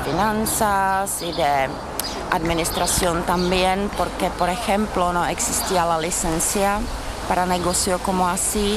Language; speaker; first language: Spanish; non-native, learner; Czech